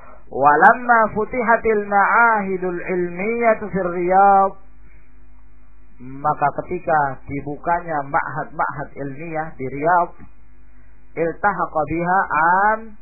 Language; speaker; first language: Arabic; non-native, fluent; Indonesian